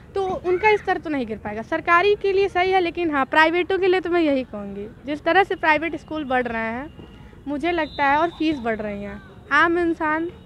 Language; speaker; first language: Hindi; native; Hindi